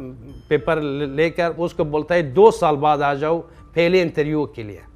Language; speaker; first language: Hindi; non-native, fluent; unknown